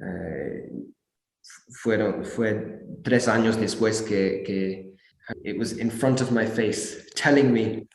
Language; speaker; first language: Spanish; non-native, learner; English